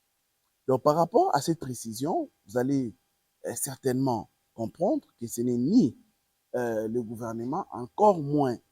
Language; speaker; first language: French; non-native, local second language; Lingala